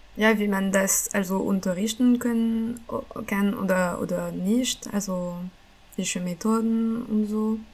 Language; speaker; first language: German; non-native, fluent; French